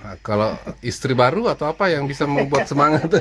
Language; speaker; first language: Indonesian; native; Indonesian